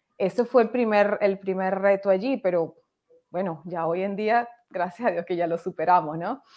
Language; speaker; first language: Spanish; native; Spanish